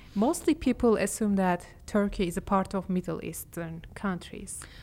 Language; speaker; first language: English; non-native, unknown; Turkish